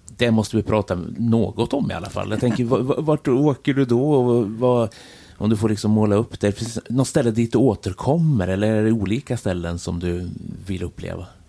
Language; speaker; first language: Swedish; native; Swedish